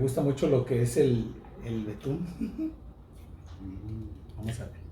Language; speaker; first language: Spanish; native; Spanish